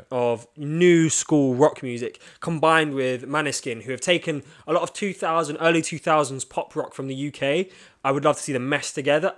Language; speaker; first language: English; native; English